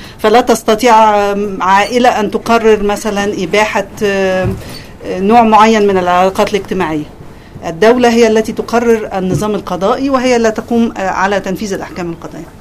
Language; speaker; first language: Arabic; native; Arabic